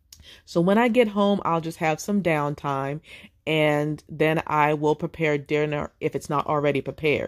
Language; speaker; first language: English; native; English